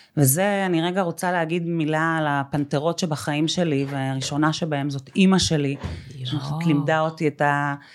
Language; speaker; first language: Hebrew; native; Hebrew